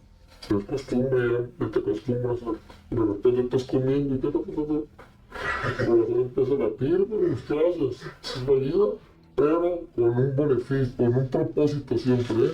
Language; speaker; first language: Spanish; native; Spanish